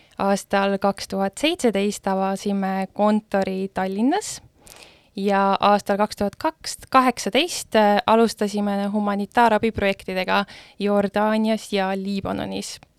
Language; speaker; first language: Estonian; native; Estonian